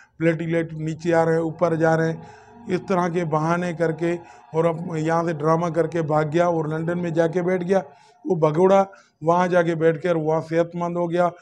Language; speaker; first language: Urdu; non-native, local second language; Sindhi